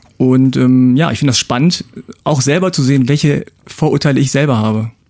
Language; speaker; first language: German; early bilingual, other home language; Korean